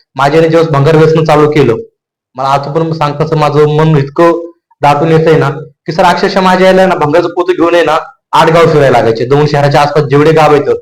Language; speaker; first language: Marathi; native; Marathi